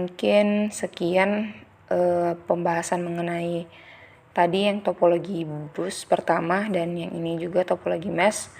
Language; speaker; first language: Indonesian; native; Indonesian